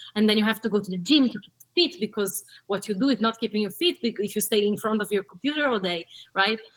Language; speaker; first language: English; early bilingual, other home language; Portuguese